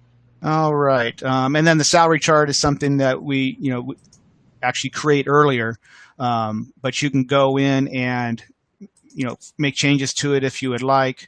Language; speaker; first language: English; native; English